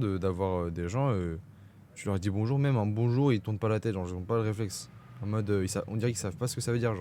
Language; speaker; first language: French; native; French